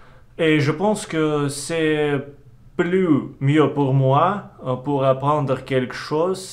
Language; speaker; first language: French; non-native, learner; Russian